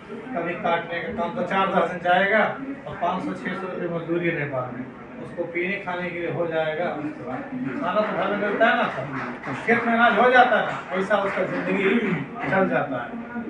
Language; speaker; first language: Hindi; non-native, learner; Nepali